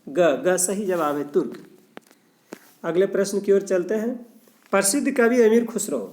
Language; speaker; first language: Hindi; non-native, local second language; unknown